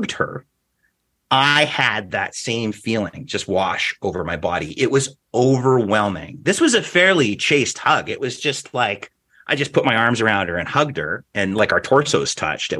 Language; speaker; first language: English; native; English